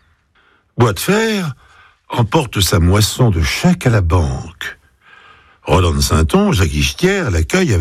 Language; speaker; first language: French; native; French